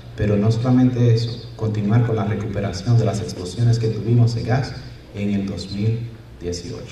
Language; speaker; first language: Spanish; early bilingual, other home language; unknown